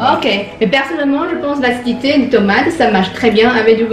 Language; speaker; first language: French; non-native, learner; Chinese